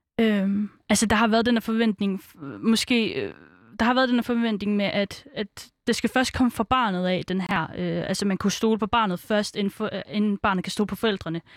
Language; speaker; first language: Danish; early bilingual, other home language; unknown